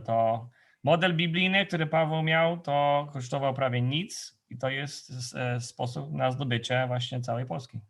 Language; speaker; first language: Polish; non-native, fluent; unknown